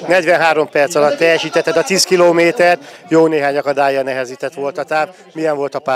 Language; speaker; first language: Hungarian; native; Hungarian